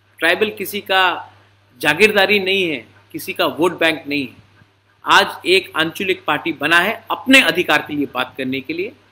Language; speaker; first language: Hindi; non-native, local second language; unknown